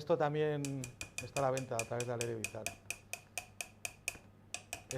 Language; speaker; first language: Spanish; native; Spanish